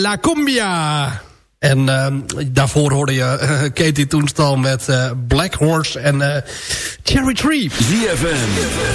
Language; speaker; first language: Dutch; native; Dutch